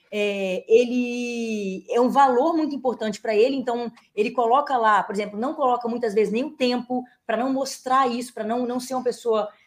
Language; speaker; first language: Portuguese; native; Portuguese